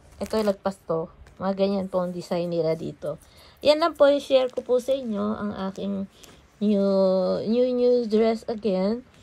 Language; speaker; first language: Filipino; non-native, local second language; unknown